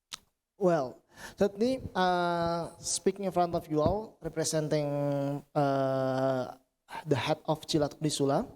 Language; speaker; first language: English; non-native, learner; Indonesian